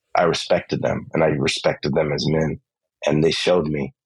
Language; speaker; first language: English; native; English